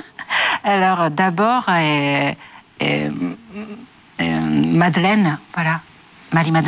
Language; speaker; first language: French; non-native, learner; Japanese